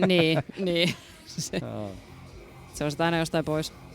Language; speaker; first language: Finnish; native; Finnish